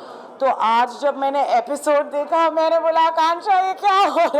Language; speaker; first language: Hindi; native; Hindi